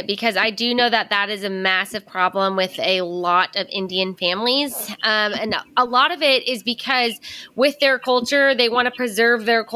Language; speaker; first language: English; native; English